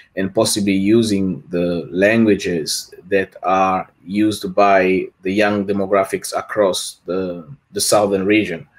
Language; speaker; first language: English; non-native, fluent; French